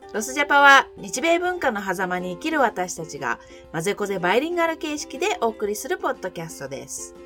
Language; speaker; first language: Japanese; early bilingual, heritage; Japanese